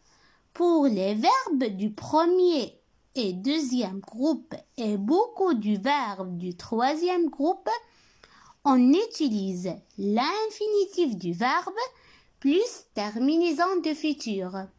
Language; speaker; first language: French; non-native, local second language; Arabic